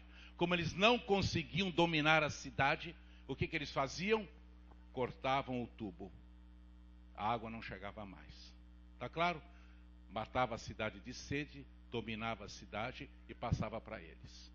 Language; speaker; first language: Portuguese; native; Portuguese